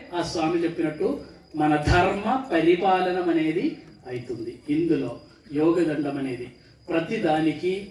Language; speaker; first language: Telugu; non-native, fluent; Malayalam